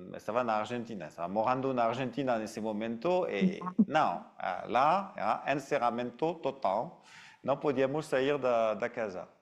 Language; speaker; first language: Portuguese; non-native, fluent; French